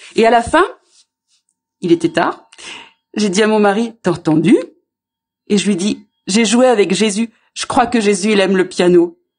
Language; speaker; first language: French; native; French